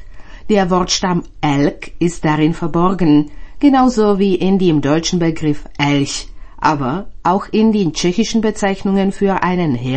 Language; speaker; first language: German; native; German